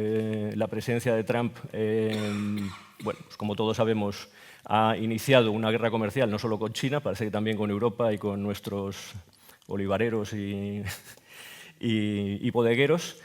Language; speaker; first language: Spanish; native; Spanish